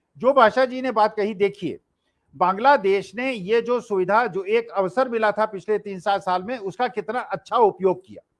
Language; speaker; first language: Hindi; native; Hindi